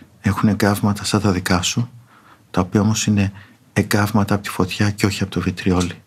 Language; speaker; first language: Greek; native; Greek